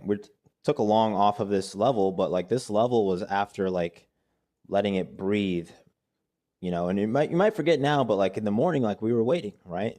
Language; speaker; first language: English; native; English